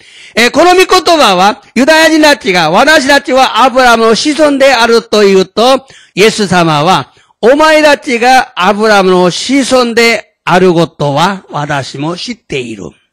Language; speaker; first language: Japanese; non-native, fluent; Korean